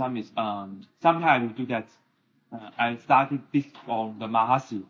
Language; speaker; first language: English; non-native, learner; Chinese